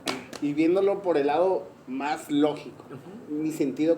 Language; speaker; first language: Spanish; native; Spanish